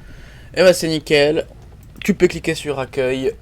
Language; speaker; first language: French; native; French